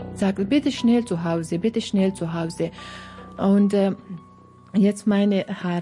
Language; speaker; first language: German; non-native, learner; Persian